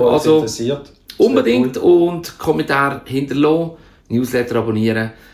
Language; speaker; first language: German; native; German